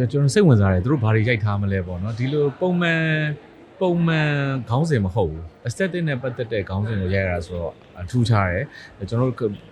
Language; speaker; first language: Burmese; native; Burmese